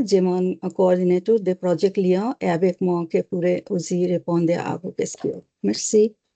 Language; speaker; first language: French; non-native, learner; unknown